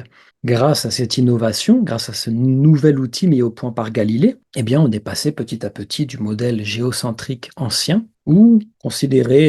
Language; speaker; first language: French; native; French